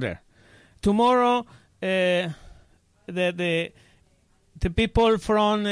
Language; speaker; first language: English; non-native, learner; Spanish